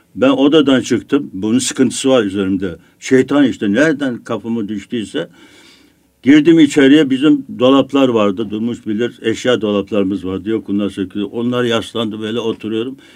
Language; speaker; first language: Turkish; native; Turkish